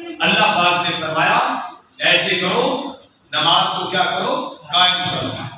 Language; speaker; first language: Urdu; non-native, local second language; Punjabi